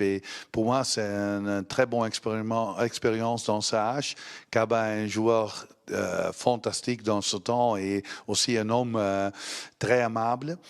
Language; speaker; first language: French; non-native, learner; Dutch